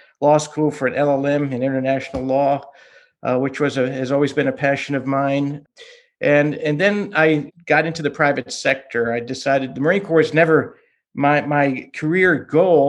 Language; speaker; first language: English; early bilingual, other home language; Hungarian